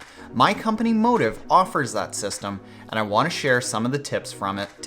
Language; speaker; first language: English; native; English